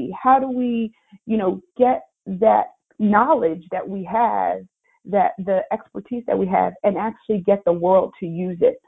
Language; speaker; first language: English; native; English